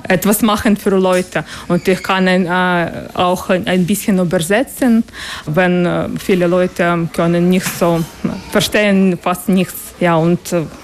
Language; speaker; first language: German; non-native, learner; Ukrainian